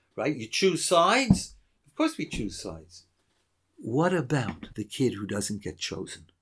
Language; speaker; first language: English; native; English